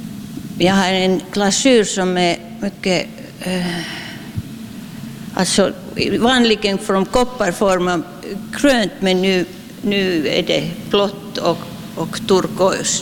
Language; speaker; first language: Swedish; non-native, local second language; Finnish